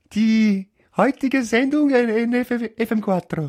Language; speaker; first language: German; native; German